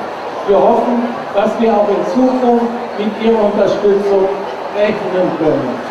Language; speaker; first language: German; non-native, learner; Portuguese